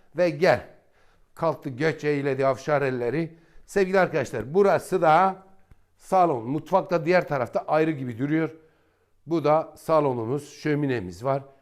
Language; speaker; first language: Turkish; native; Turkish